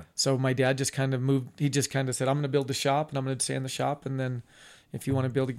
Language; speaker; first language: English; native; English